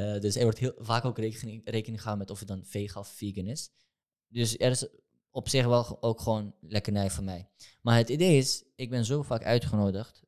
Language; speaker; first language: Dutch; early bilingual, other home language; Turkish